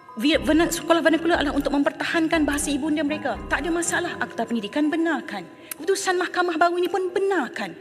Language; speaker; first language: Malay; native; Malay